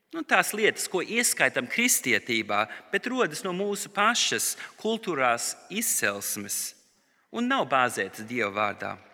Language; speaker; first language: Latvian; early bilingual, heritage; Latvian